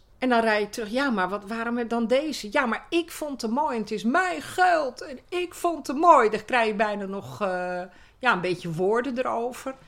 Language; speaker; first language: Dutch; native; Dutch